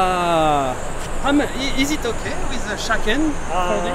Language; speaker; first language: English; non-native, learner; French